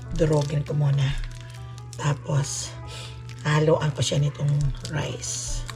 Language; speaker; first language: Filipino; non-native, local second language; Cebuano